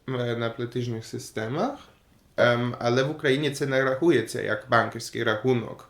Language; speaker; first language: Ukrainian; non-native, fluent; German